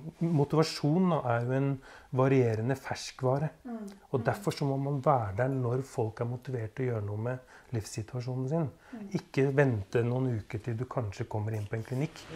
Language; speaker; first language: Norwegian; native; Norwegian